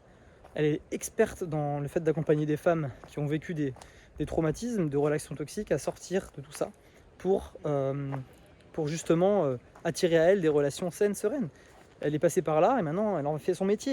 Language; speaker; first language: French; native; French